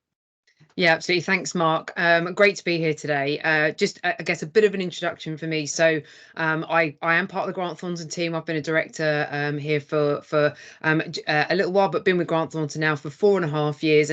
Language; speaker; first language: English; native; English